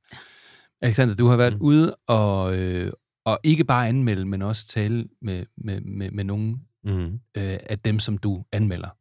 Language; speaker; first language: Danish; native; Danish